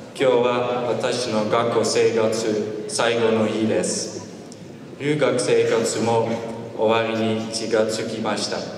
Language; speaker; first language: Japanese; non-native, learner; Dutch